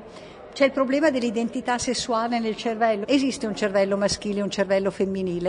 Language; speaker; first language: Italian; native; Italian